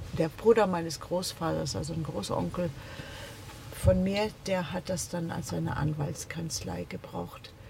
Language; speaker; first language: German; native; German